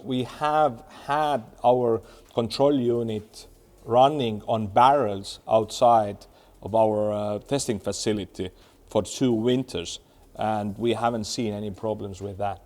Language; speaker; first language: English; non-native, fluent; Estonian